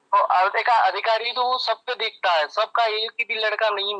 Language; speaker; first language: Hindi; native; Hindi